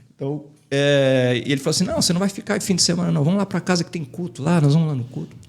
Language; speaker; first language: Portuguese; native; Portuguese